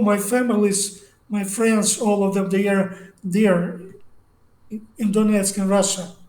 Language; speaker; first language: English; non-native, learner; Russian